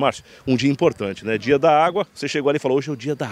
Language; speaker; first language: Portuguese; native; Portuguese